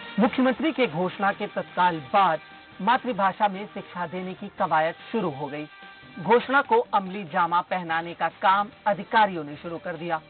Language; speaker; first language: Hindi; native; Hindi